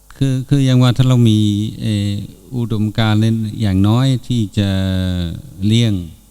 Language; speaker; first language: Thai; non-native, fluent; English